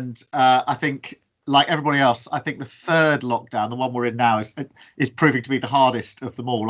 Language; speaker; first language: English; native; English